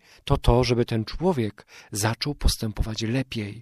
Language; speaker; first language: Polish; native; Polish